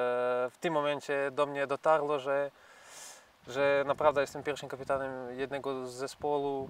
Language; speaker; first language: Polish; non-native, fluent; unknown